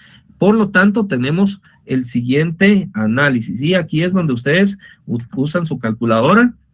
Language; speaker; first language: Spanish; native; Spanish